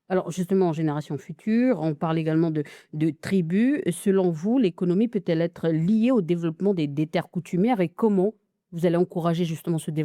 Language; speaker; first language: French; native; French